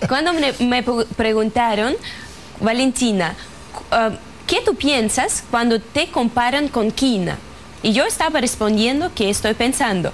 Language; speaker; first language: Spanish; non-native, fluent; Russian